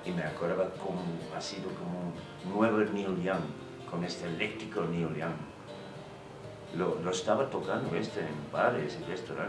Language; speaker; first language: Spanish; non-native, fluent; English